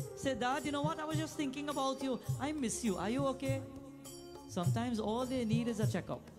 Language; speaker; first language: English; native; English